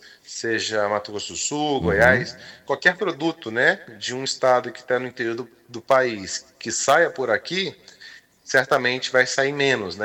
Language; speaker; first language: Portuguese; native; Portuguese